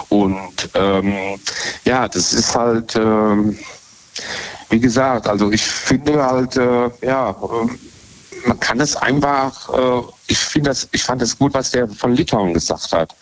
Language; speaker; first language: German; native; German